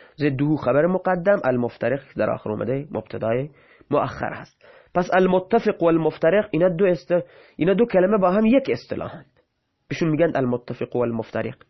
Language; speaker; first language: Persian; non-native, local second language; Baluchi